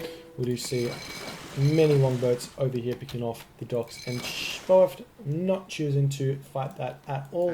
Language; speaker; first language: English; native; English